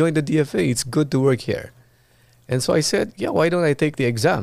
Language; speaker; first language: English; non-native, local second language; Iloko